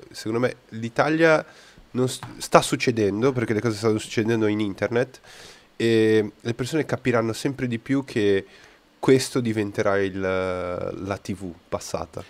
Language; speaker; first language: Italian; non-native, fluent; Portuguese